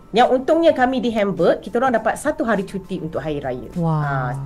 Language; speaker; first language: Malay; native; Malay